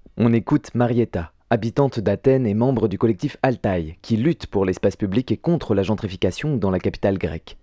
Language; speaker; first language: French; native; French